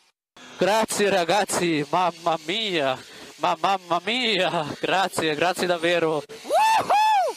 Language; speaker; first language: Italian; non-native, learner; German